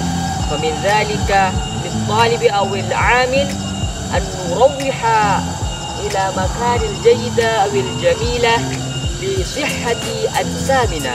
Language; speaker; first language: Arabic; non-native, learner; Indonesian